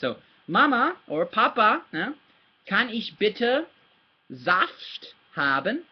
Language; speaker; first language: German; non-native, learner; English